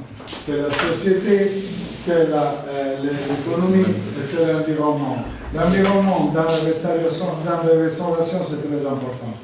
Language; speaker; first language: French; non-native, learner; Italian